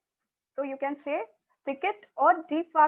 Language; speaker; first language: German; non-native, learner; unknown